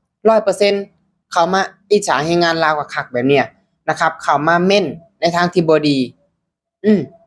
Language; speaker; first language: Thai; non-native, local second language; Lao